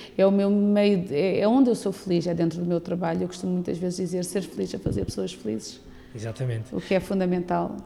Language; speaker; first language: Portuguese; native; Portuguese